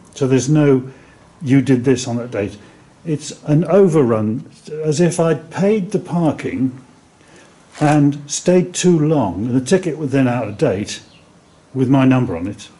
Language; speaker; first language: English; native; English